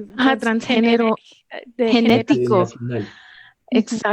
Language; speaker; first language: Spanish; early bilingual, heritage; English